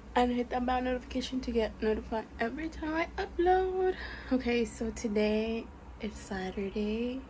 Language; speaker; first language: English; early bilingual, other home language; Spanish